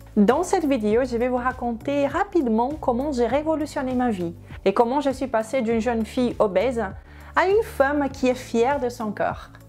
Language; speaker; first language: French; non-native, fluent; Portuguese